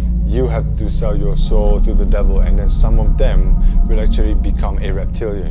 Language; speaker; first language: English; non-native, local second language; Malay